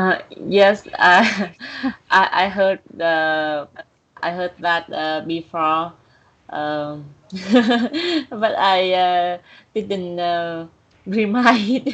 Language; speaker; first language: English; non-native, learner; Vietnamese